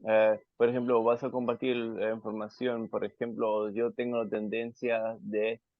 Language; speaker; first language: Spanish; non-native, fluent; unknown